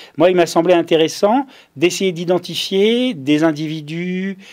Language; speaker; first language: French; native; French